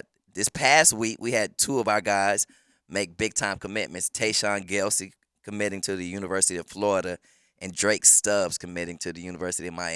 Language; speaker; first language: English; native; English